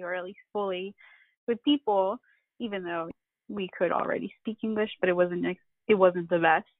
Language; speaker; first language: English; non-native, local second language; Filipino